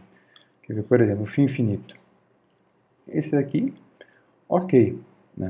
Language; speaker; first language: Portuguese; native; Portuguese